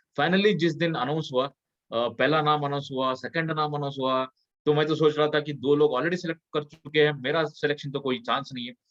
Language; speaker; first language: Hindi; non-native, local second language; Kannada